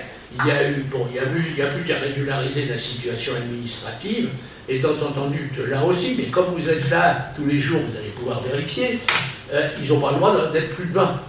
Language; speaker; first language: French; native; French